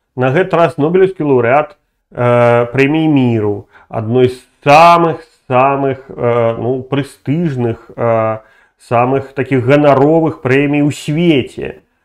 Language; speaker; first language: Belarusian; non-native, local second language; Russian